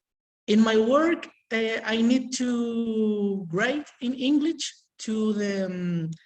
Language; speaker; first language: English; non-native, learner; Spanish